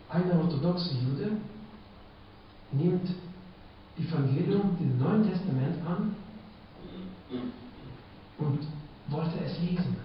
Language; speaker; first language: German; non-native, fluent; Russian